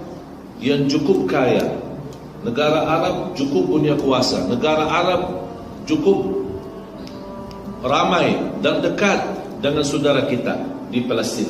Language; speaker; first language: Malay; non-native, fluent; Arabic